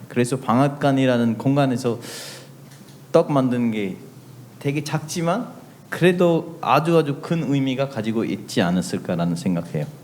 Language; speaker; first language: Korean; non-native, fluent; Hindi